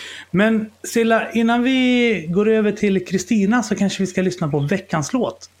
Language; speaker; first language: Swedish; native; Swedish